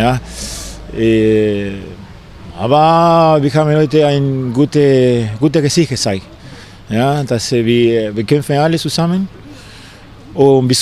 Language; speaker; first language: German; non-native, learner; Spanish